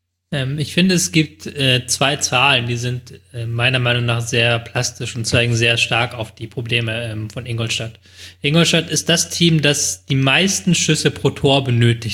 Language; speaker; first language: German; native; German